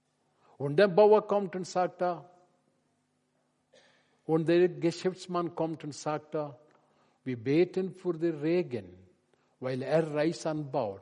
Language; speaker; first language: German; non-native, learner; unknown